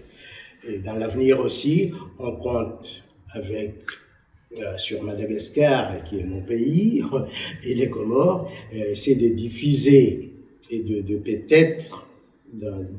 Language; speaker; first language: French; non-native, local second language; Malagasy